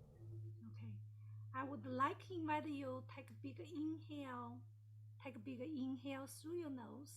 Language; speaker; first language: English; non-native, fluent; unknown